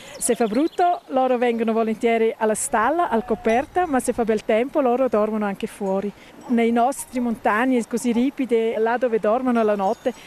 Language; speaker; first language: Italian; non-native, local second language; German